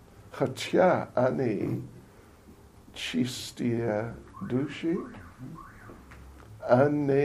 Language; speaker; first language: Russian; non-native, learner; English